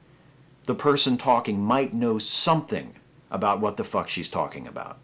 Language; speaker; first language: English; native; English